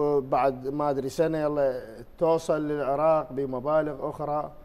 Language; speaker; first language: Arabic; native; Arabic